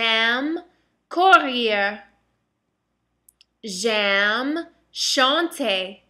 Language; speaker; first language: French; non-native, fluent; English